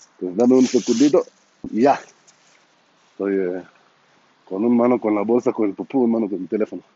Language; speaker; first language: Spanish; non-native, learner; Hebrew